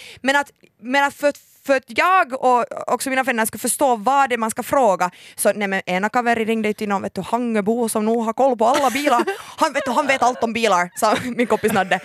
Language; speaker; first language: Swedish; native; Swedish